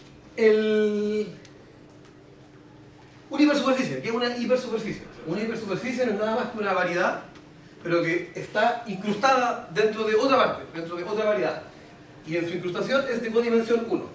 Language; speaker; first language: Spanish; native; Spanish